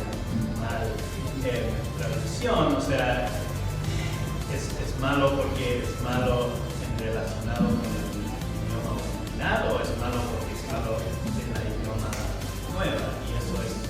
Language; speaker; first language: Spanish; non-native, fluent; English